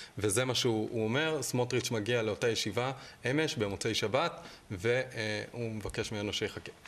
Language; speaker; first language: Hebrew; native; Hebrew